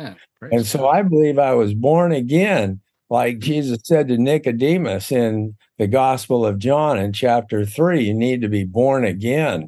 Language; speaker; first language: English; native; English